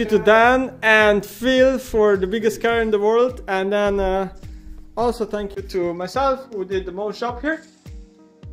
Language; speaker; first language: English; non-native, fluent; Slovenian